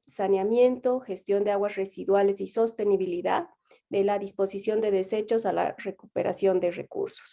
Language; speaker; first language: Spanish; native; Spanish